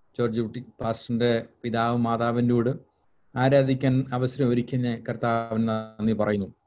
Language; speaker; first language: Malayalam; early bilingual, heritage; Malayalam